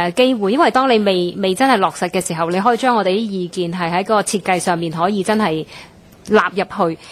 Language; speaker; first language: Cantonese; native; Cantonese